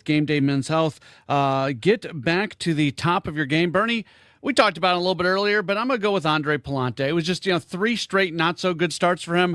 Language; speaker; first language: English; native; English